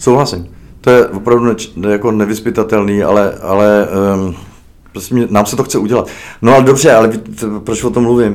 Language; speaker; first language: Czech; native; Czech